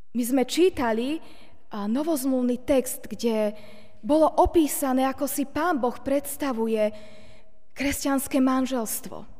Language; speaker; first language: Slovak; native; Slovak